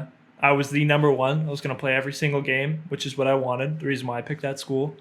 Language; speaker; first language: English; native; English